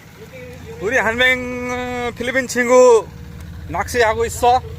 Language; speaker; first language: Korean; non-native, learner; Nepali